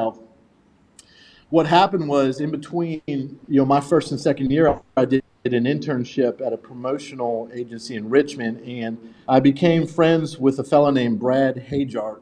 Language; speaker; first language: English; native; English